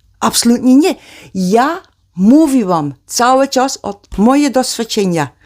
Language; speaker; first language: Polish; non-native, learner; Dutch